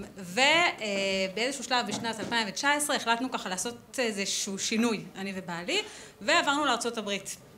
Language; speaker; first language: Hebrew; native; Hebrew